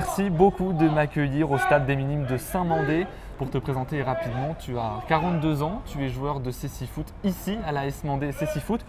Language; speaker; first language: French; native; French